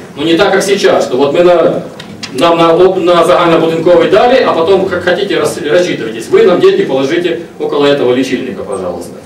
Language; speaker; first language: Russian; non-native, local second language; Ukrainian